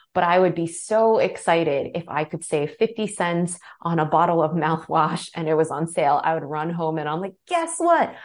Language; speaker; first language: English; native; English